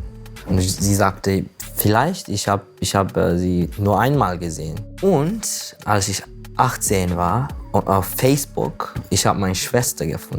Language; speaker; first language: German; non-native, learner; Turkish